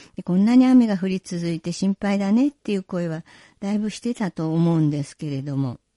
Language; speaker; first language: Japanese; native; Japanese